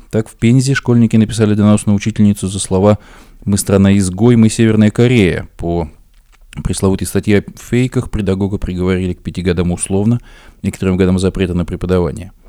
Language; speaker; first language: Russian; native; Russian